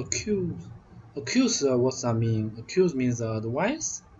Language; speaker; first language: English; non-native, learner; Vietnamese